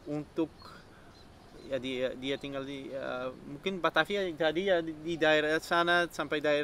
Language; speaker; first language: Indonesian; non-native, fluent; Dutch